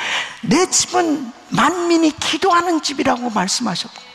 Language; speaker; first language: Korean; native; Korean